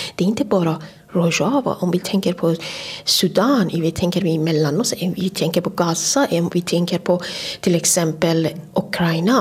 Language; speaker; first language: Swedish; non-native, fluent; Persian